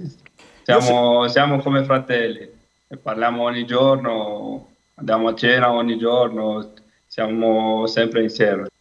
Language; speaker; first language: Italian; non-native, fluent; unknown